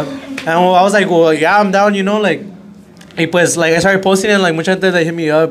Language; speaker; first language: English; early bilingual, other home language; Spanish